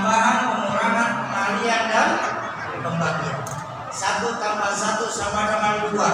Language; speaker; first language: Indonesian; native; Indonesian